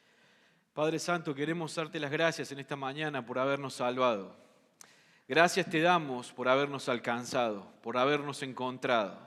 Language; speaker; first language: Spanish; native; Spanish